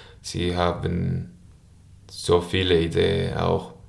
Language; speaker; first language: German; non-native, learner; Spanish